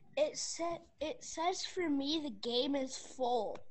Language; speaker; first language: English; native; English